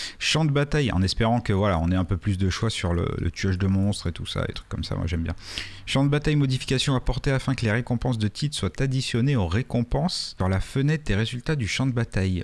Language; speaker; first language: French; native; French